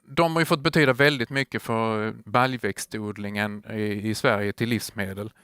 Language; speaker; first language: Swedish; native; Swedish